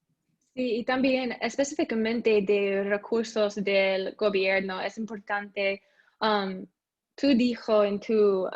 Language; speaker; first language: Spanish; non-native, learner; English